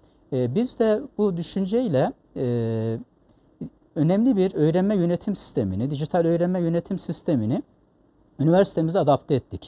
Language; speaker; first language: Turkish; native; Turkish